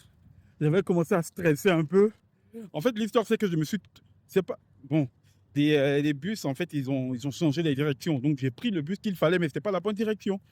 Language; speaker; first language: French; native; French